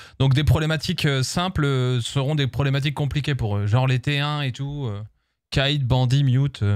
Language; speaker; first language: French; native; French